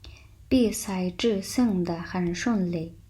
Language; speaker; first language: Chinese; non-native, fluent; Mongolian